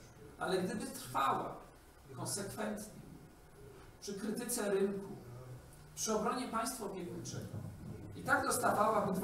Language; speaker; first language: Polish; native; Polish